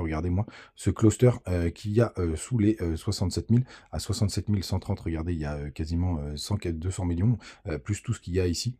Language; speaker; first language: French; native; French